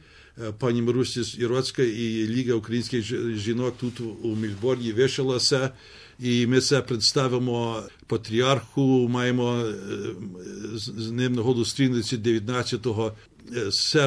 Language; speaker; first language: Ukrainian; early bilingual, heritage; Ukrainian